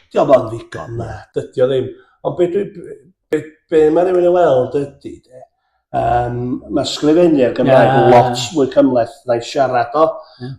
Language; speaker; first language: Welsh; native; Welsh